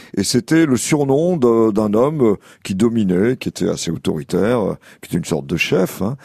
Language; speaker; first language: French; native; French